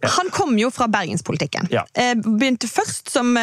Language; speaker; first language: Norwegian; native; Norwegian